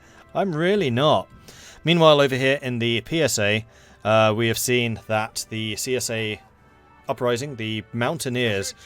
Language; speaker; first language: English; native; English